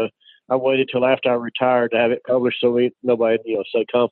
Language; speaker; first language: English; native; English